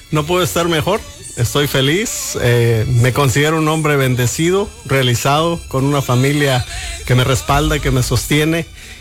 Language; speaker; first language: Spanish; native; Spanish